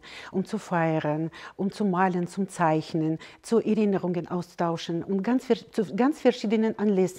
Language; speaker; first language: German; non-native, fluent; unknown